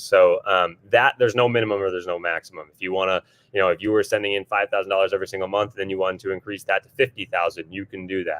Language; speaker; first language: English; native; English